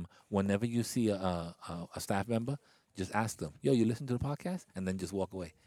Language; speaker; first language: English; early bilingual, other home language; Spanish